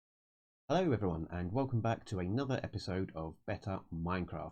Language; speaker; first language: English; native; English